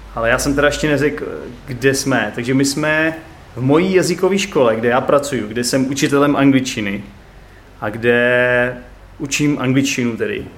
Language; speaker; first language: Czech; native; Czech